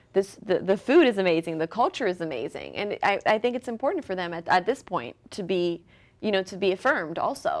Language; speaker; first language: English; early bilingual, other home language; French